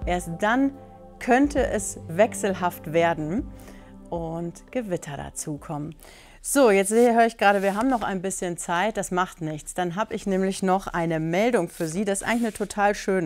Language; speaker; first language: German; native; German